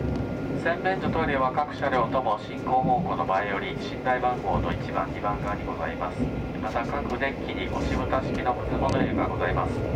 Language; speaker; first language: Japanese; native; Japanese